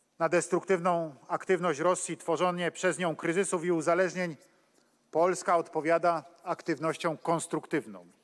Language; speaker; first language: Polish; native; Polish